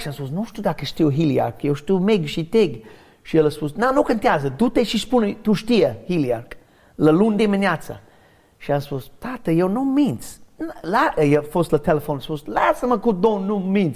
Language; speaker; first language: Romanian; non-native, learner; English